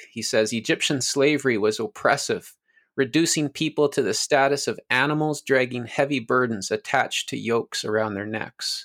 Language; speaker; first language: English; native; English